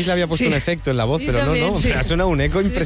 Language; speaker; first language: Spanish; native; Spanish